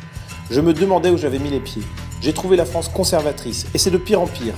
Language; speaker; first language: French; native; French